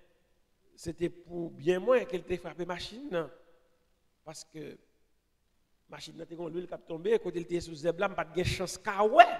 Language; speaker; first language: French; non-native, local second language; Haitian Creole